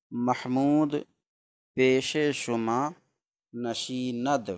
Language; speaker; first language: Persian; non-native, fluent; Urdu